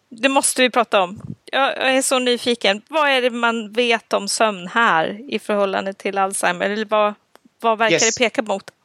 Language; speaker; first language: Swedish; native; Swedish